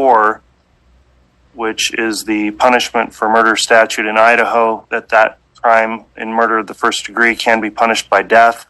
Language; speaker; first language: English; native; English